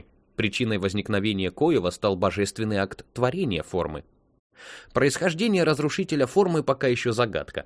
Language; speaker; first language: Russian; native; Russian